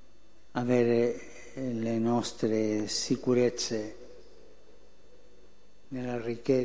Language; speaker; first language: Italian; early bilingual, heritage; Spanish